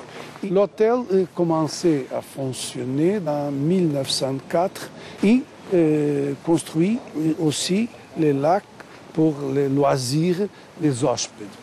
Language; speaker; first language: French; non-native, learner; Portuguese